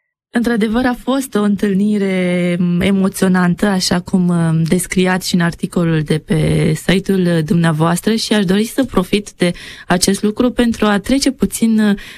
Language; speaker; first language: Romanian; native; Romanian